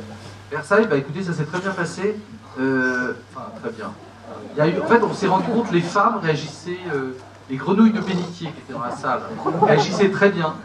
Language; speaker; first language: French; native; French